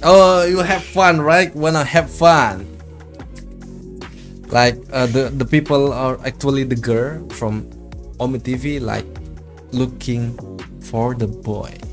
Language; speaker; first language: English; non-native, learner; Indonesian